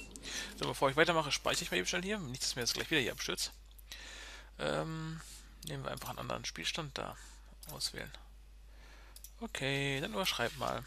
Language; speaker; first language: German; native; German